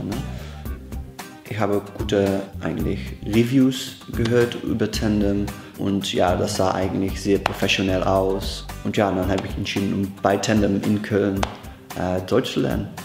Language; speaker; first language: German; non-native, learner; Dutch